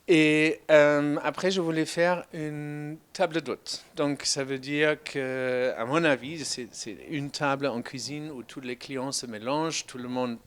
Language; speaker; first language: French; non-native, fluent; German